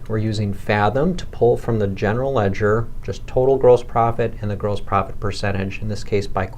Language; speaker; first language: English; native; English